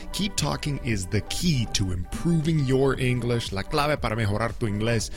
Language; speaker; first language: Spanish; non-native, fluent; English